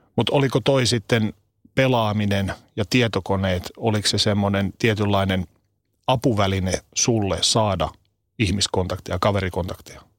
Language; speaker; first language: Finnish; native; Finnish